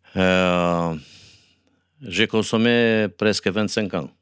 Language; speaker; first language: French; non-native, fluent; Romanian